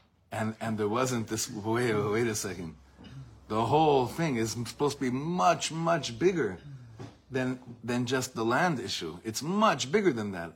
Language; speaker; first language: English; native; English